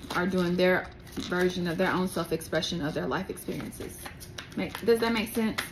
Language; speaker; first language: English; native; English